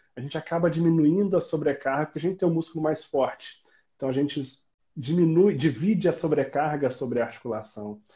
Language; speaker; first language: Portuguese; native; Portuguese